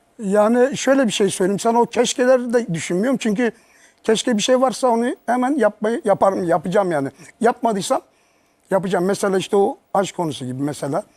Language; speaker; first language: Turkish; early bilingual, heritage; Turkish